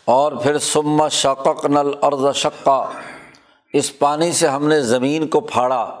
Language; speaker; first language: Urdu; non-native, local second language; Punjabi